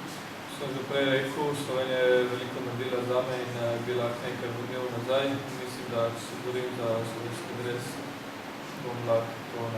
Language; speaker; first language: Slovenian; non-native, local second language; Albanian